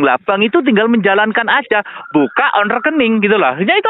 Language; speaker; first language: Indonesian; non-native, local second language; Javanese